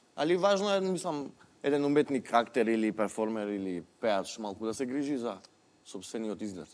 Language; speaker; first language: Macedonian; non-native, local second language; Albanian